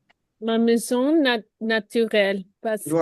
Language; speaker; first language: French; non-native, learner; Spanish